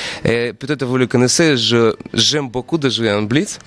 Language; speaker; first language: French; non-native, fluent; Russian